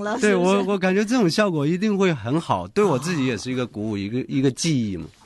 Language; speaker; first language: Chinese; non-native, local second language; Hakka Chinese